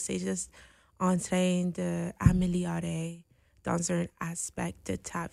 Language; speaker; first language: French; non-native, fluent; English